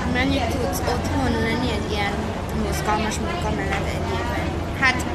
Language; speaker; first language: Hungarian; early bilingual, heritage; Hungarian